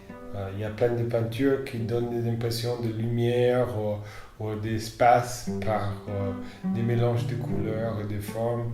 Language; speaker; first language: French; non-native, fluent; English